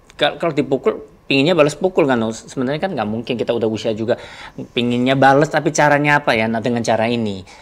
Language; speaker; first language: Indonesian; non-native, fluent; Korean